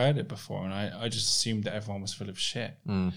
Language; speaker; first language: English; native; English